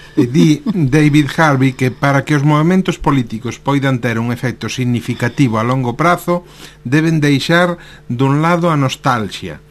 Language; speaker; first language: Galician; native; Galician